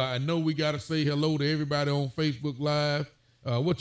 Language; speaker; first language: English; native; English